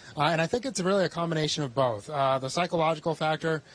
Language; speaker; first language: English; early bilingual, other home language; Spanish